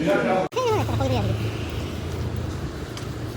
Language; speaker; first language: Korean; native; Korean